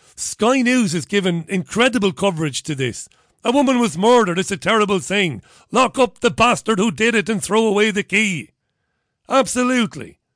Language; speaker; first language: English; native; English